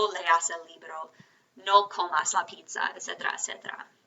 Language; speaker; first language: Spanish; non-native, fluent; English